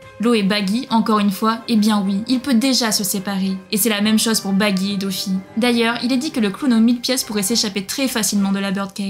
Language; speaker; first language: French; native; French